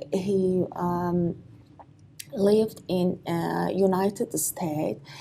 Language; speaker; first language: English; non-native, learner; Persian